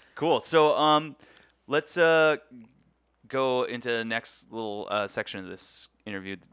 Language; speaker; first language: English; native; English